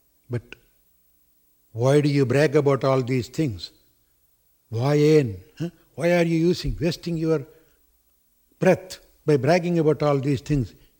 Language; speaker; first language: English; non-native, local second language; Tamil